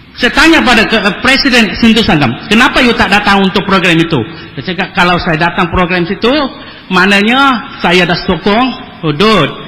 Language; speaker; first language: Malay; non-native, local second language; Tamil